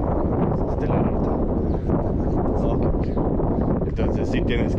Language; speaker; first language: Spanish; non-native, fluent; Danish